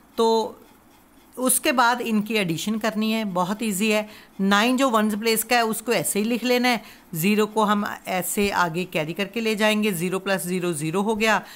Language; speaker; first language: Hindi; non-native, local second language; Punjabi